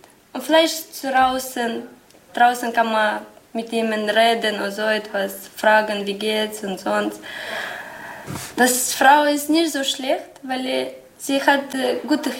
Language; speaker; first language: German; non-native, learner; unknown